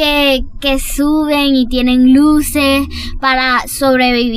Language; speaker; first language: Spanish; early bilingual, heritage; Spanish